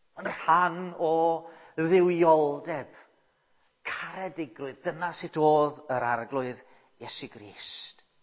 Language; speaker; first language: Welsh; native; Welsh